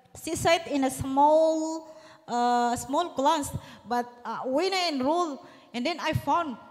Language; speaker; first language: English; non-native, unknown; Indonesian